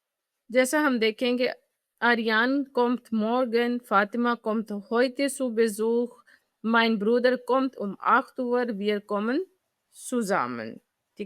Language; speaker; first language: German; non-native, fluent; Urdu